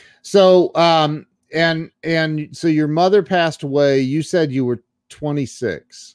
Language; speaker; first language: English; native; English